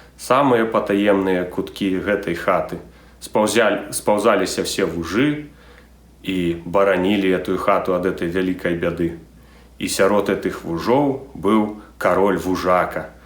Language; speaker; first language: Belarusian; native; Belarusian